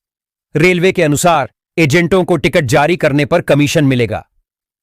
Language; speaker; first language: Hindi; native; Hindi